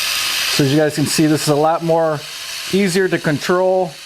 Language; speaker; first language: English; native; English